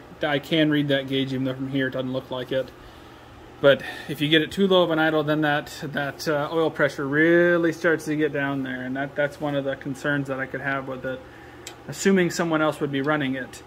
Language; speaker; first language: English; native; English